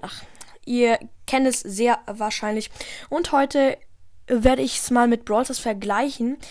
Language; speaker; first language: German; native; German